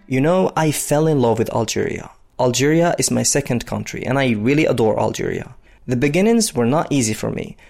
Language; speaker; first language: English; non-native, fluent; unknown